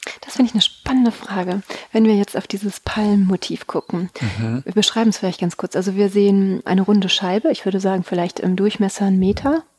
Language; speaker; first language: German; native; German